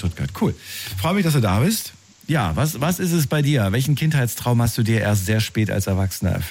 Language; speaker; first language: German; native; German